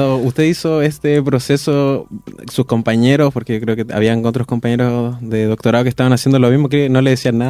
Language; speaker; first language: Spanish; native; Spanish